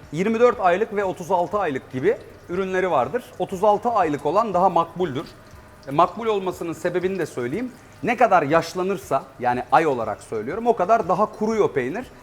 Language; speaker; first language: Turkish; native; Turkish